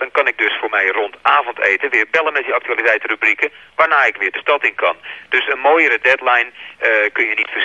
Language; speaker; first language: Dutch; native; Dutch